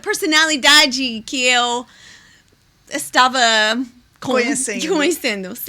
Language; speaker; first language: Portuguese; non-native, learner; English